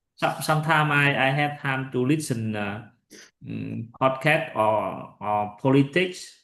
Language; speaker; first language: English; non-native, learner; Vietnamese